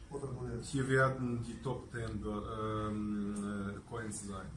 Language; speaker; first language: German; non-native, fluent; Russian